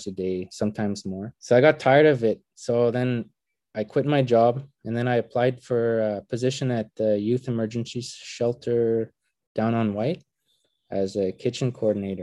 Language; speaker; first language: English; native; English